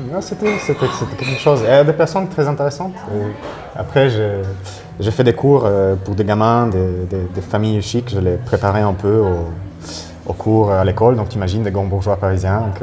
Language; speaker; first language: French; non-native, fluent; Polish